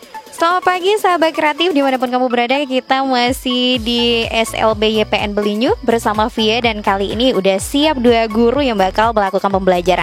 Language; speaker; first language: Indonesian; native; Indonesian